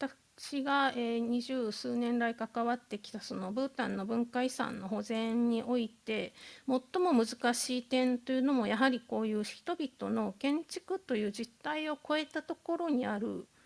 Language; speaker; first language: Japanese; native; Japanese